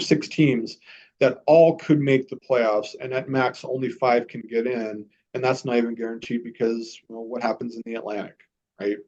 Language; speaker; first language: English; native; English